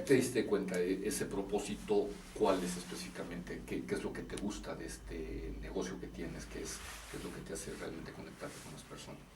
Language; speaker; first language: Spanish; native; Spanish